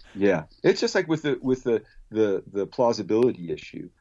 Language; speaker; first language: English; native; English